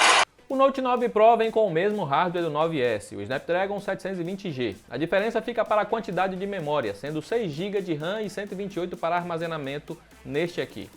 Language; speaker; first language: Portuguese; native; Portuguese